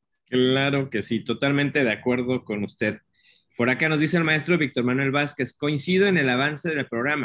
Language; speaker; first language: Spanish; native; Spanish